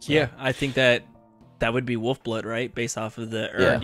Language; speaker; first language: English; native; English